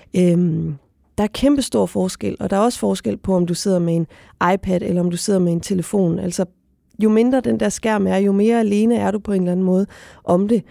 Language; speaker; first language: Danish; native; Danish